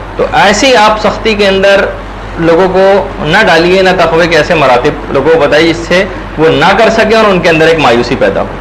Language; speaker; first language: Urdu; native; Urdu